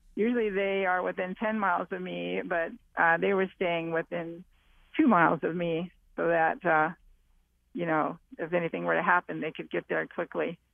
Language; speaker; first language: English; native; English